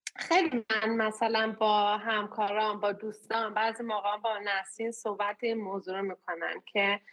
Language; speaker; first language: Persian; early bilingual, heritage; Persian